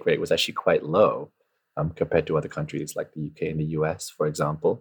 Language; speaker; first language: English; non-native, local second language; Cantonese